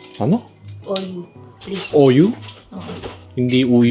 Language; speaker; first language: Korean; native; Korean